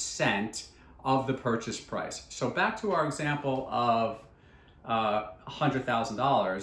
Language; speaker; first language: English; native; English